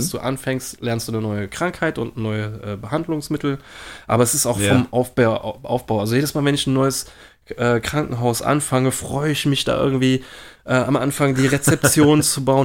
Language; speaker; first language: German; native; German